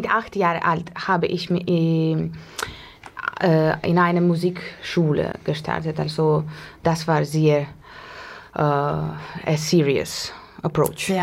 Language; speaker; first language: German; non-native, learner; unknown